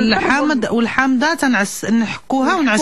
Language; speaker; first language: Arabic; native; Arabic